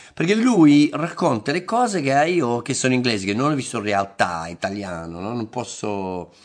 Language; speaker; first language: Italian; non-native, fluent; English